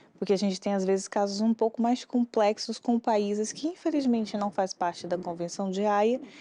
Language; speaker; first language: Portuguese; native; Portuguese